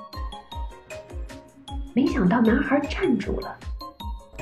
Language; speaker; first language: Chinese; native; Chinese